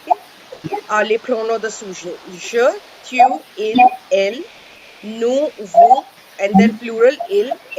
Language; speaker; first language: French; non-native, fluent; Hindi